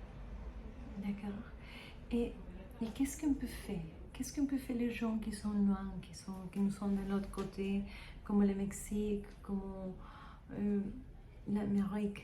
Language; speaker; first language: French; non-native, learner; Spanish